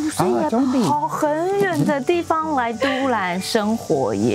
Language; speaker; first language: Chinese; native; Chinese